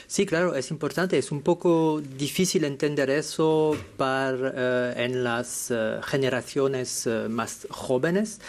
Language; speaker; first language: Spanish; non-native, fluent; French